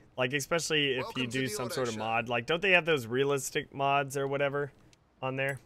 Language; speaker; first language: English; native; English